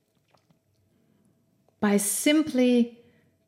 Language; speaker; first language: English; non-native, fluent; German